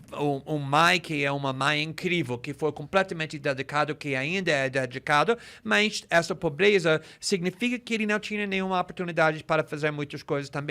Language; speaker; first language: Portuguese; non-native, fluent; English